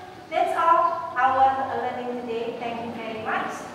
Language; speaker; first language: English; non-native, learner; Indonesian